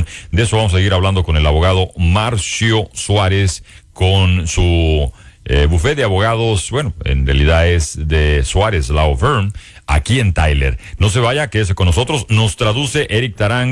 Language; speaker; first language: Spanish; native; Spanish